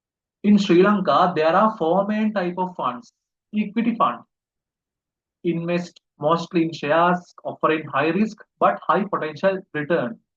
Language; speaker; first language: English; non-native, local second language; Sinhala